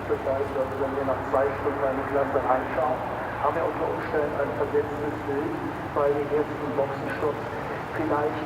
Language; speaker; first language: German; native; German